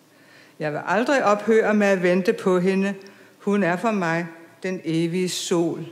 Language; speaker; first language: Danish; native; Danish